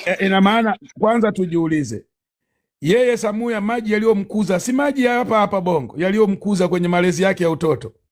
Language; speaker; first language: Swahili; native; Swahili